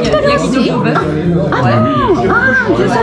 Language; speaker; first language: French; non-native, learner; Japanese